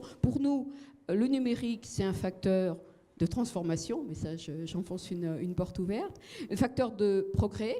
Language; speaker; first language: French; native; French